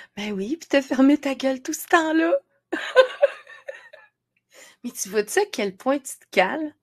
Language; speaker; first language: French; native; French